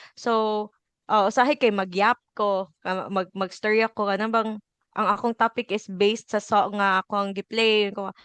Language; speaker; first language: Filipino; non-native, local second language; Cebuano